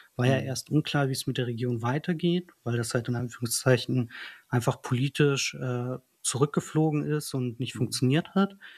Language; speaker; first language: German; early bilingual, other home language; Kurdish